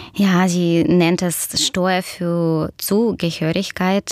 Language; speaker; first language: German; non-native, fluent; Russian